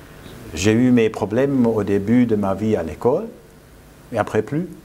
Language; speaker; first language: French; non-native, fluent; German